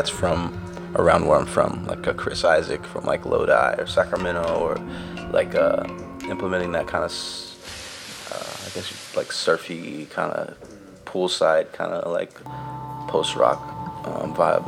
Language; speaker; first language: English; native; English